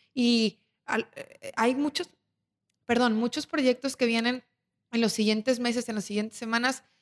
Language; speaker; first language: Spanish; native; Spanish